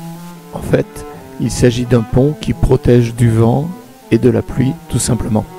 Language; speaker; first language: French; non-native, fluent; Chinese